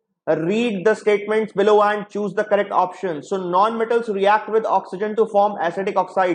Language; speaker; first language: English; non-native, local second language; Hindi